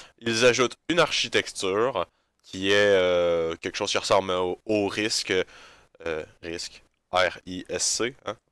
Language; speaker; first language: French; native; French